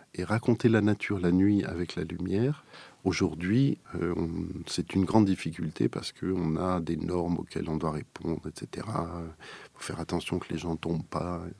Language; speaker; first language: French; native; French